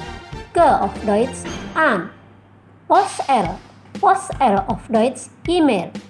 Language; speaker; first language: German; non-native, fluent; Indonesian